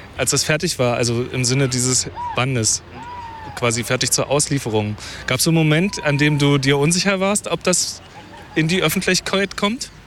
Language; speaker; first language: German; native; German